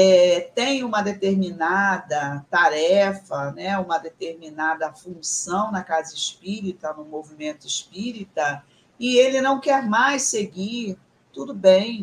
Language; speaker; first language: Portuguese; native; Portuguese